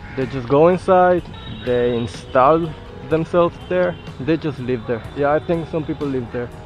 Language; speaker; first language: English; non-native, fluent; Spanish